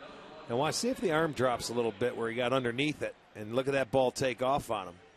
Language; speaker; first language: English; native; English